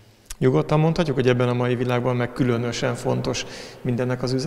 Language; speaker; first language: Hungarian; native; Hungarian